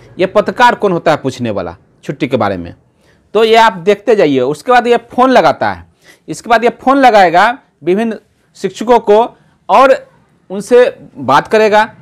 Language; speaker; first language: Hindi; native; Hindi